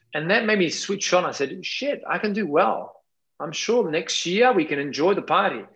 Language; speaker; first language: English; non-native, fluent; Italian